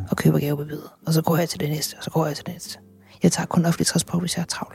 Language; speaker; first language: Danish; native; Danish